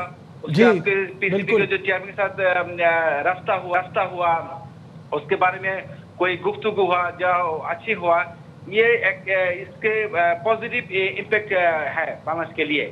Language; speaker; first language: Hindi; non-native, fluent; Bangla